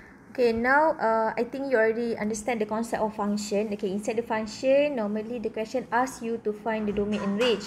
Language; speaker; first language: English; non-native, local second language; Malay